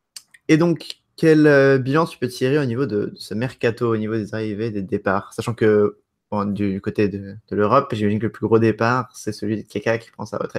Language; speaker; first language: French; native; French